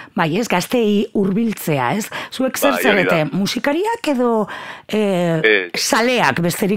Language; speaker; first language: Basque; native; Basque